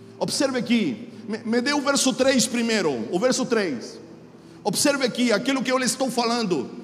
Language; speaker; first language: Portuguese; non-native, fluent; Spanish